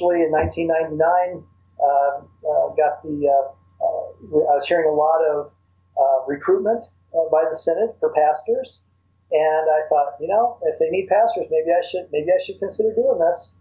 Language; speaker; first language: English; native; English